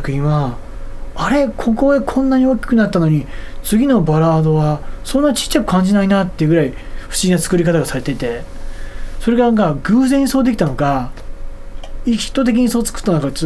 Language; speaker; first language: Japanese; native; Japanese